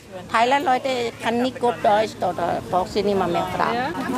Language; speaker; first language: German; non-native, learner; Thai